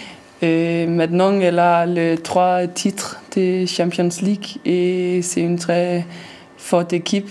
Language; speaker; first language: French; non-native, learner; Danish